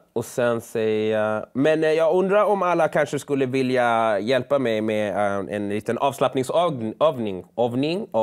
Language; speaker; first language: Swedish; early bilingual, other home language; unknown